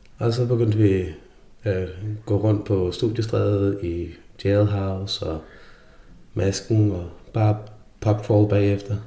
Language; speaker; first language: Danish; early bilingual, other home language; Faroese